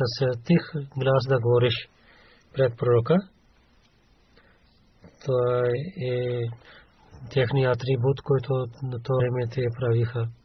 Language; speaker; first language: Bulgarian; non-native, learner; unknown